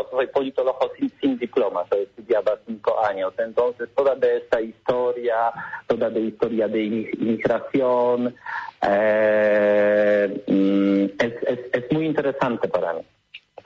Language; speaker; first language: Spanish; non-native, learner; Polish